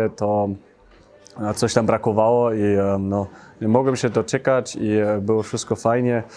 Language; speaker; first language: Polish; early bilingual, heritage; Polish